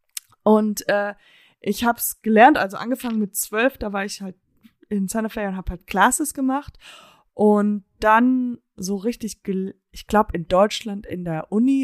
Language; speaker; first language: German; early bilingual, heritage; German